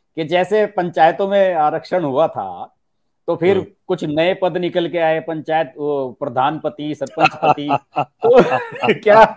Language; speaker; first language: Hindi; native; Hindi